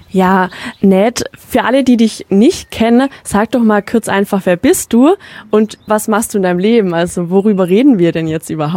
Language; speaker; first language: German; native; German